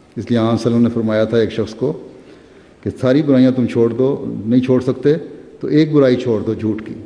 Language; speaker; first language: Urdu; native; Urdu